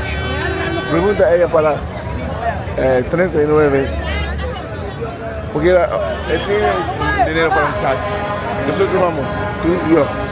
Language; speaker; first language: Spanish; non-native, learner; English